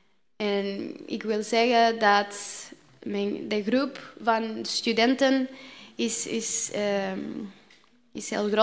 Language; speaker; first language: Dutch; non-native, learner; Spanish